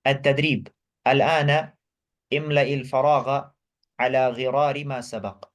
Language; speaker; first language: Arabic; non-native, fluent; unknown